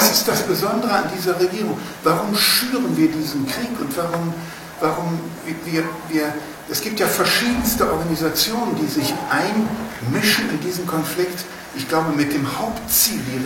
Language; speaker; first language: German; native; German